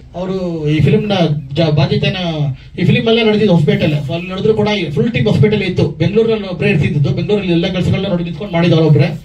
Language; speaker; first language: Kannada; native; Kannada